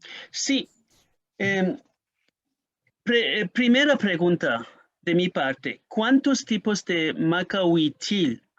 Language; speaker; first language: Spanish; non-native, fluent; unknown